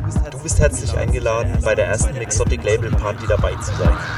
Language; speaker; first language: German; native; German